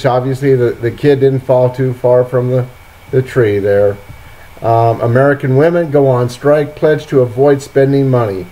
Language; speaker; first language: English; native; English